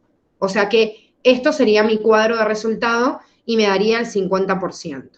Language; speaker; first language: Spanish; native; Spanish